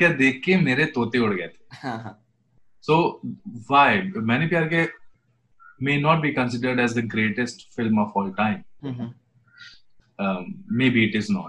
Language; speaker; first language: English; non-native, local second language; Hindi